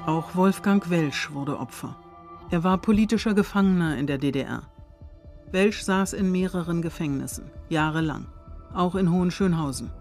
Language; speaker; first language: German; native; German